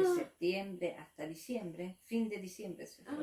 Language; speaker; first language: Spanish; native; Spanish